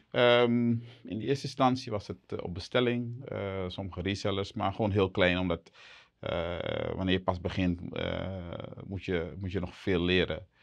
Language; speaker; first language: Dutch; native; Dutch